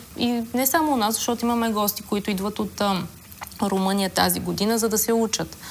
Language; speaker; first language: Bulgarian; native; Bulgarian